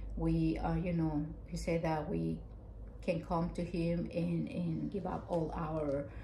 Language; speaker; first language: English; non-native, fluent; Spanish